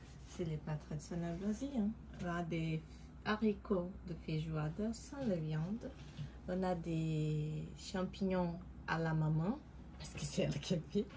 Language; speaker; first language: French; non-native, learner; Portuguese